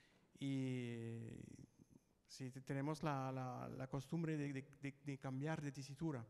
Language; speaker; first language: Spanish; non-native, fluent; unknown